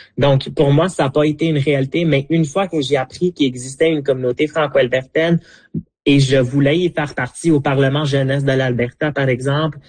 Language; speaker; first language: French; non-native, local second language; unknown